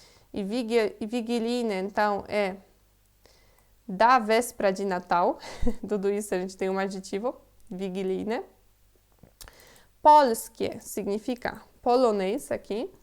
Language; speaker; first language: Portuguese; non-native, fluent; Polish